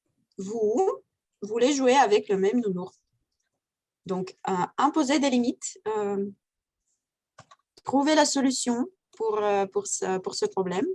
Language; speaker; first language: French; non-native, fluent; Russian